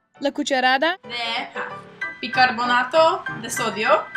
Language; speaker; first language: Spanish; non-native, learner; English